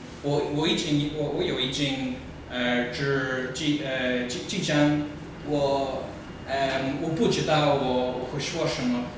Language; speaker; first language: Chinese; non-native, learner; English